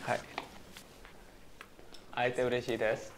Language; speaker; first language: Japanese; non-native, learner; Korean